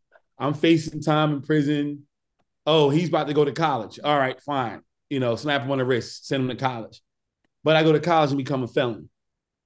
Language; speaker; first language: English; native; English